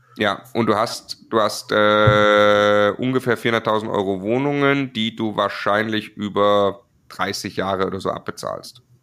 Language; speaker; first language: German; native; German